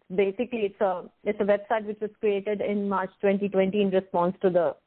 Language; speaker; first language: English; non-native, local second language; Hindi